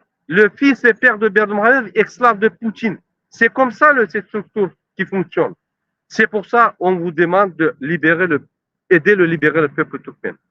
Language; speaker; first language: French; non-native, learner; Turkmen